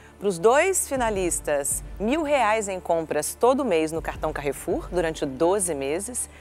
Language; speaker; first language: Portuguese; native; Portuguese